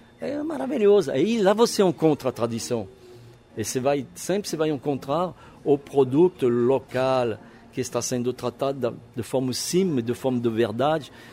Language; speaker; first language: Portuguese; non-native, fluent; French